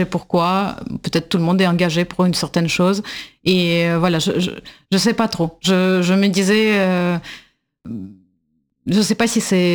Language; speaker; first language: French; non-native, fluent; Russian